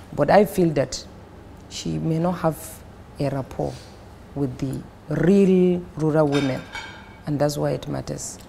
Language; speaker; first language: English; non-native, local second language; Fula